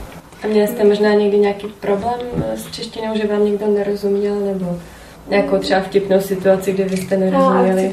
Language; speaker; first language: Czech; native; Czech